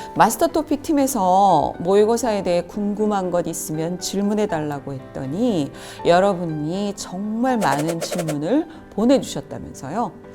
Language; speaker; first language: Korean; native; Korean